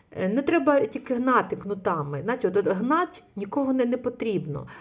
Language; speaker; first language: Ukrainian; non-native, local second language; Russian